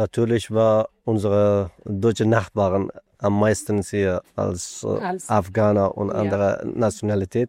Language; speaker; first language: German; non-native, learner; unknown